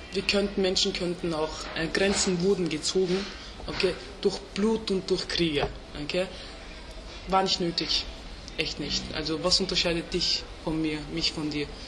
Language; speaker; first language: German; early bilingual, other home language; Turkish